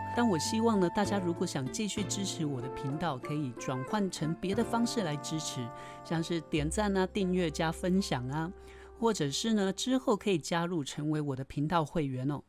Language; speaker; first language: Chinese; native; Chinese